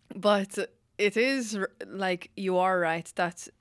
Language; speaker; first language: English; non-native, fluent; Maltese